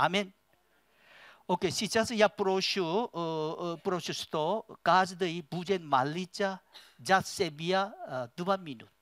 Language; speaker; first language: Russian; non-native, learner; Korean